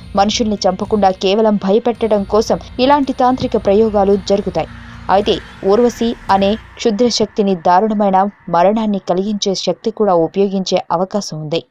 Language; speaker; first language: Telugu; native; Telugu